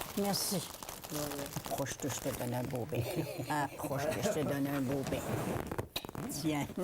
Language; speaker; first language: French; native; French